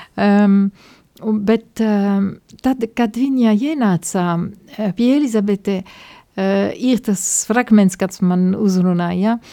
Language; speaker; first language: Latvian; non-native, fluent; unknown